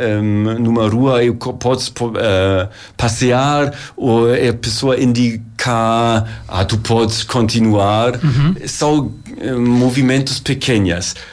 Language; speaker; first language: Portuguese; non-native, learner; German